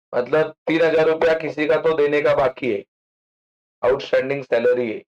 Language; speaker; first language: Hindi; non-native, local second language; Marathi